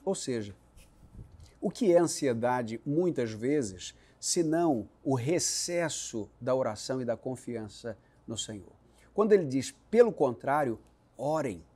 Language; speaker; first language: Portuguese; native; Portuguese